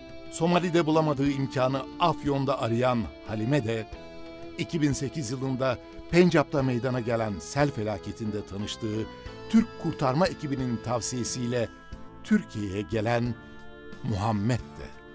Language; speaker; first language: Turkish; native; Turkish